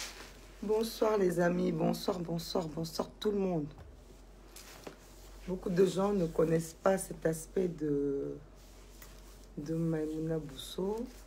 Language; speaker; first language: French; non-native, local second language; Wolof